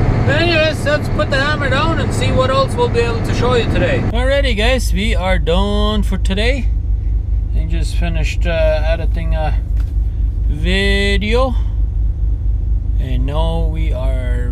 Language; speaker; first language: English; non-native, fluent; Low German